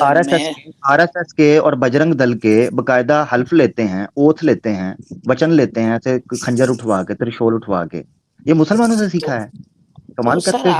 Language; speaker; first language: Hindi; native; Hindi